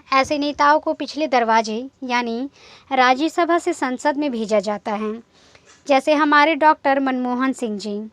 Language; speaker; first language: Hindi; native; Hindi